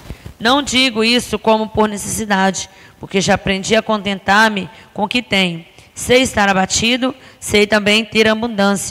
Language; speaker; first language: Portuguese; native; Portuguese